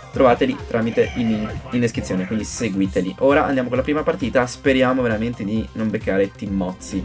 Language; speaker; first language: Italian; native; Italian